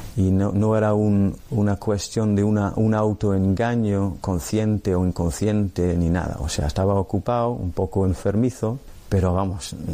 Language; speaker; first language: Spanish; non-native, fluent; English